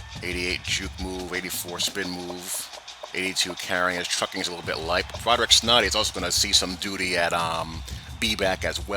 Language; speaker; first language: English; native; English